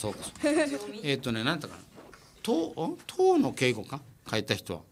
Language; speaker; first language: Japanese; native; Japanese